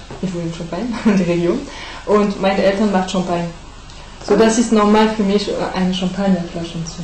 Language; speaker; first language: German; non-native, learner; French